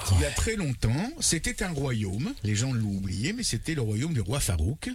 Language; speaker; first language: French; early bilingual, other home language; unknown